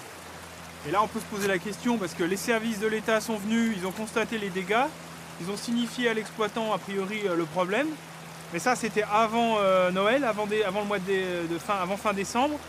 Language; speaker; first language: French; native; French